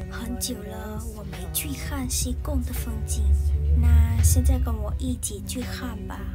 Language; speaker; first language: Chinese; non-native, learner; Vietnamese